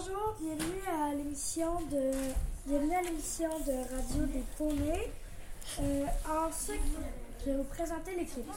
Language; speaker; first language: French; native; French